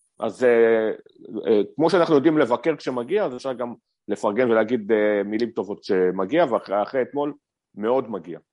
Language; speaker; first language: Hebrew; native; Hebrew